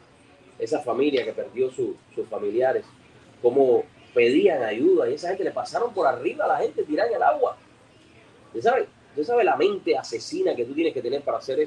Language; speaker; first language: Spanish; native; Spanish